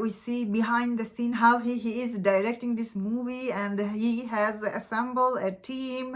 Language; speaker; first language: English; non-native, fluent; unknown